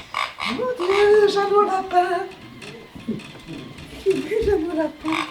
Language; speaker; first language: French; native; French